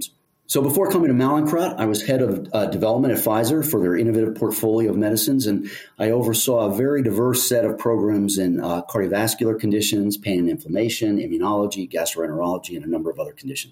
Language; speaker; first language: English; native; English